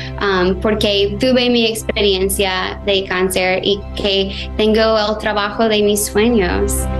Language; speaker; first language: Spanish; non-native, fluent; English